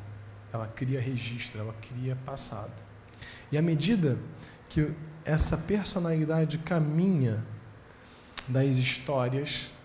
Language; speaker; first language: Portuguese; native; Portuguese